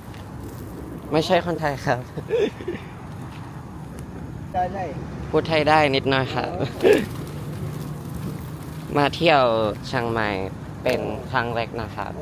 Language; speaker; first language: Thai; non-native, learner; Filipino